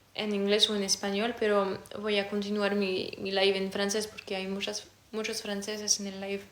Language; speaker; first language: Spanish; non-native, learner; French